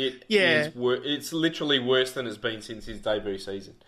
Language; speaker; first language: English; native; English